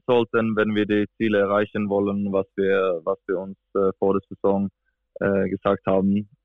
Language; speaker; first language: German; non-native, fluent; Swedish